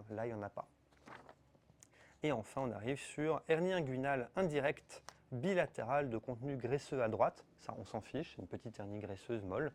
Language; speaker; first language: French; native; French